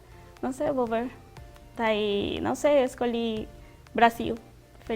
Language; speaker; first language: Portuguese; non-native, fluent; Spanish